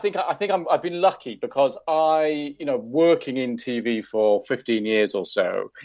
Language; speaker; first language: English; native; English